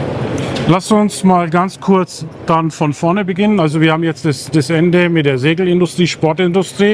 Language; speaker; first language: German; native; German